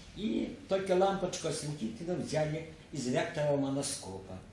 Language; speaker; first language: Russian; non-native, local second language; Ukrainian